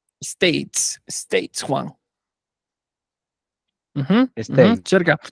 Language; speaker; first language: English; non-native, fluent; Spanish